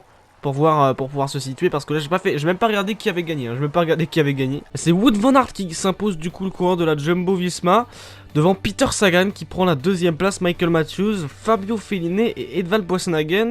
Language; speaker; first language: French; native; French